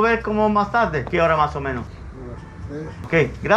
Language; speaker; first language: Spanish; non-native, learner; Portuguese